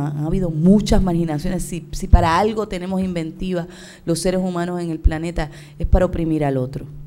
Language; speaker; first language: Spanish; native; Spanish